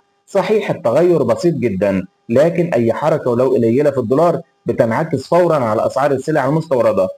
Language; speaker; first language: Arabic; native; Arabic